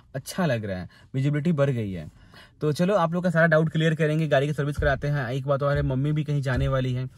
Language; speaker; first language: Hindi; native; Hindi